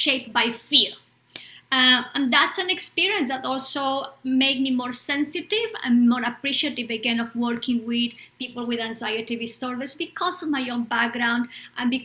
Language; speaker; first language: English; non-native, fluent; Spanish